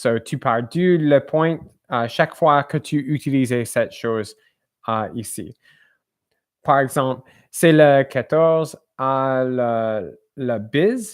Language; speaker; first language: French; non-native, learner; English